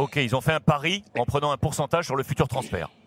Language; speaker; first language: French; native; French